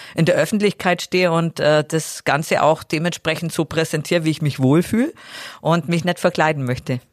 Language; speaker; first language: German; native; German